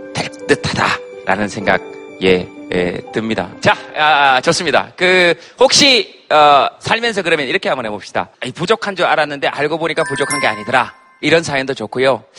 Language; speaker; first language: Korean; native; Korean